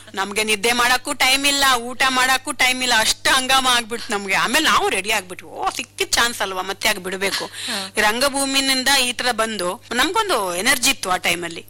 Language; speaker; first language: Kannada; non-native, local second language; Konkani